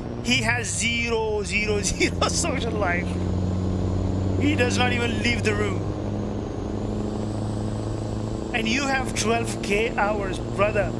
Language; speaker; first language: English; non-native, local second language; Pashto